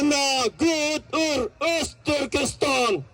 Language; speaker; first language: Swedish; non-native, learner; Uyghur